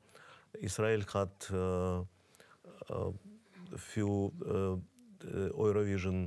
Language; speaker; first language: German; non-native, fluent; Russian